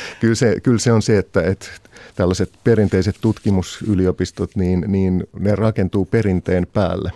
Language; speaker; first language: Finnish; native; Finnish